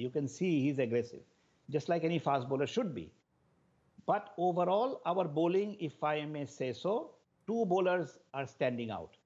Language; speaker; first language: English; non-native, local second language; Bangla